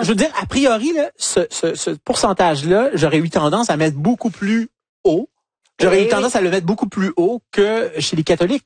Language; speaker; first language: French; native; French